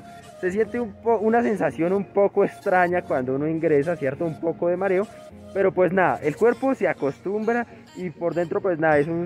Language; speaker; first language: Spanish; native; Spanish